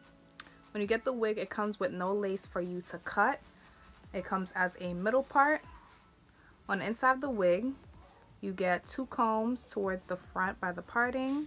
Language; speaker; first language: English; native; English